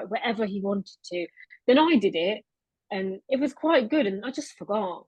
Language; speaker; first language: English; native; English